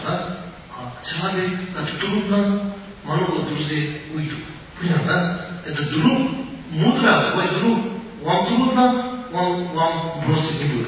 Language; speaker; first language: Russian; non-native, learner; Tibetan